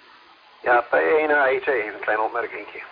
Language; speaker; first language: Dutch; native; Dutch